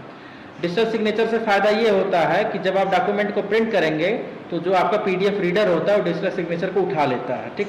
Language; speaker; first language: Hindi; native; Hindi